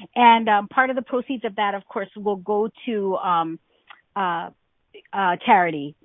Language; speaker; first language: English; native; English